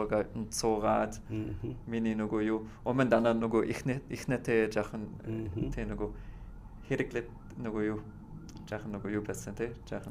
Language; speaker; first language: Mongolian; non-native, fluent; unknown